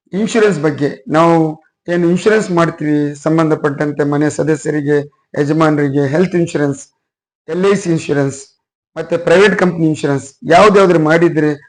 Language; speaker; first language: Kannada; non-native, local second language; Urdu